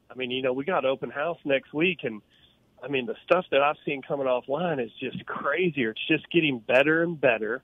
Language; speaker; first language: English; native; English